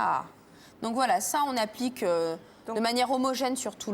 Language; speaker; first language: French; native; French